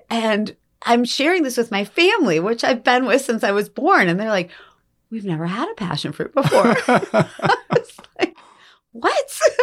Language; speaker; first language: English; native; English